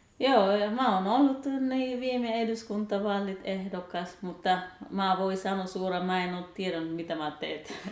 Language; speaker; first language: Finnish; non-native, learner; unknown